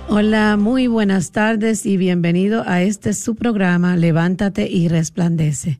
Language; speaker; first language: Spanish; native; Spanish